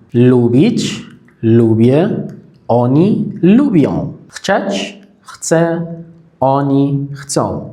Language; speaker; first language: Polish; non-native, fluent; Arabic